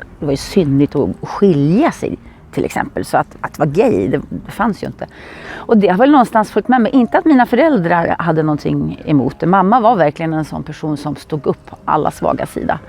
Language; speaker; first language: Swedish; native; Swedish